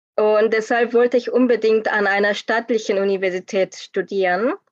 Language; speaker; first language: German; non-native, fluent; Korean